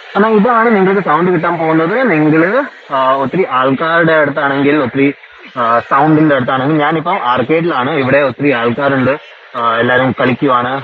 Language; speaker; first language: Malayalam; early bilingual, heritage; Malayalam